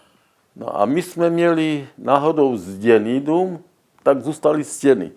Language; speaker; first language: Czech; non-native, local second language; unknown